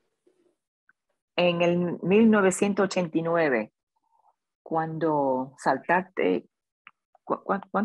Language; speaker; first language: Spanish; early bilingual, other home language; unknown